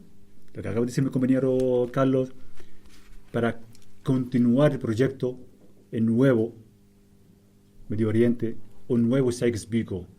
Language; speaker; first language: Spanish; non-native, fluent; Arabic